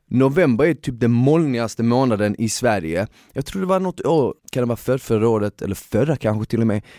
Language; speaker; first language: Swedish; early bilingual, other home language; Bosnian